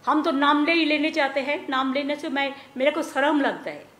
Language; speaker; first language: Hindi; non-native, local second language; Bangla